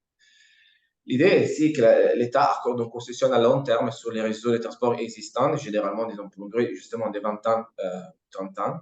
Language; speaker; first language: French; non-native, fluent; Italian